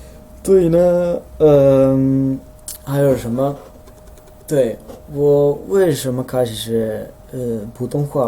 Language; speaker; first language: Chinese; non-native, fluent; Dutch